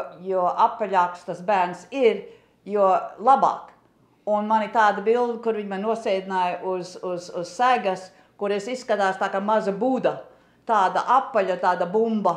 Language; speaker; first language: Latvian; early bilingual, heritage; English